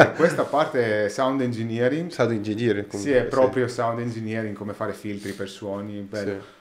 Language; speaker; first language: Italian; non-native, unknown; Greek